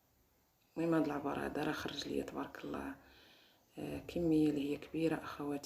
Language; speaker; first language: Arabic; native; Arabic